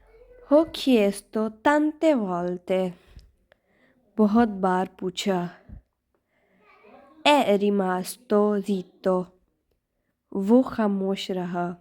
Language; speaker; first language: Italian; non-native, learner; Urdu